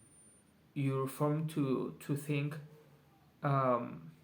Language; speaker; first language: English; non-native, learner; Spanish